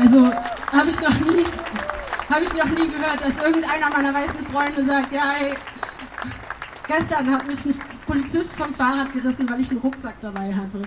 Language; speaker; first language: German; early bilingual, other home language; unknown